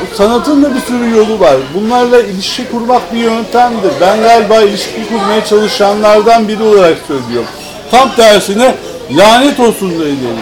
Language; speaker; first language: Turkish; native; Turkish